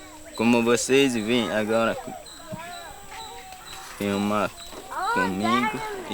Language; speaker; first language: Portuguese; non-native, local second language; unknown